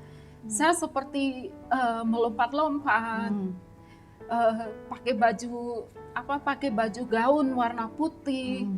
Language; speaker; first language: Indonesian; non-native, local second language; Javanese